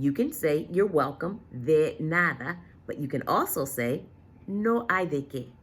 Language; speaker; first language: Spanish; non-native, fluent; English